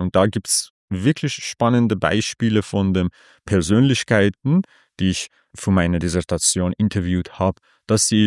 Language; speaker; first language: German; non-native, fluent; Persian